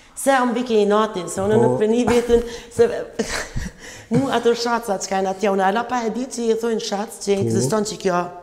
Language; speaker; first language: Albanian; early bilingual, heritage; Albanian